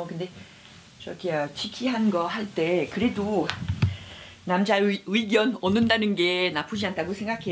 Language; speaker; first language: Korean; non-native, fluent; French